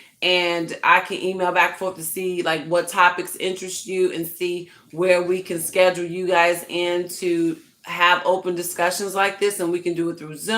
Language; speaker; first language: English; native; English